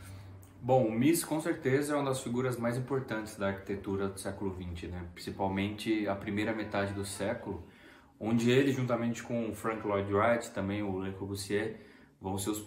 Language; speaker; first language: Portuguese; native; Portuguese